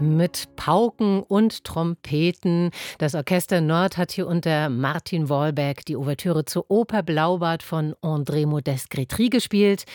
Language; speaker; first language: German; native; German